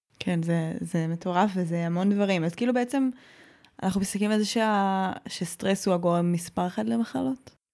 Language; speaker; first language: Hebrew; native; Hebrew